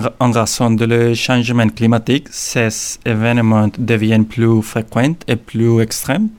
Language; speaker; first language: French; non-native, learner; Spanish